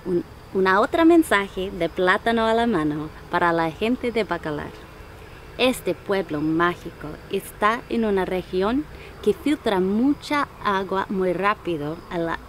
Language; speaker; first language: Spanish; non-native, learner; English